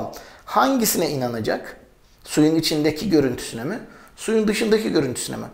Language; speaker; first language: Turkish; native; Turkish